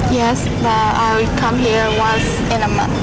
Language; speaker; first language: English; non-native, learner; Burmese